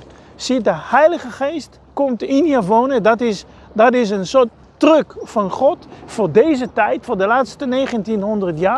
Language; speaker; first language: Dutch; non-native, fluent; Hebrew